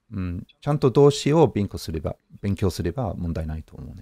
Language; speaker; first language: Japanese; non-native, fluent; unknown